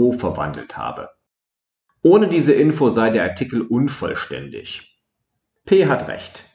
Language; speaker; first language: German; native; German